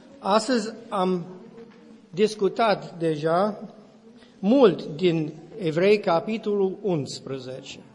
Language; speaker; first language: Romanian; non-native, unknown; English